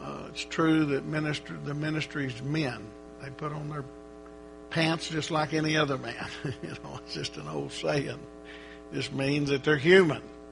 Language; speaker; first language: English; native; English